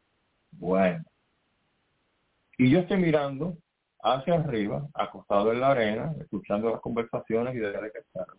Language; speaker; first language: Spanish; native; Spanish